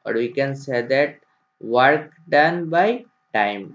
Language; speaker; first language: English; non-native, local second language; Sylheti